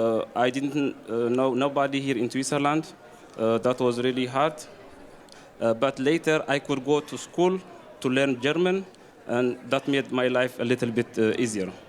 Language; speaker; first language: English; non-native, learner; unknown